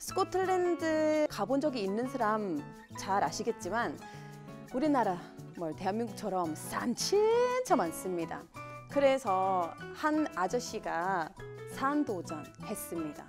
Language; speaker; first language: Korean; non-native, fluent; English